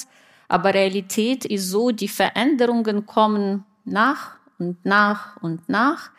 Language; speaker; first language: German; non-native, fluent; Russian